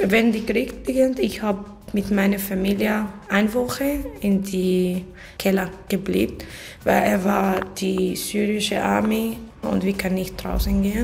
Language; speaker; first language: German; non-native, learner; Arabic